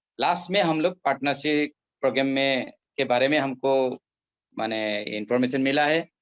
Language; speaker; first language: Hindi; non-native, local second language; Assamese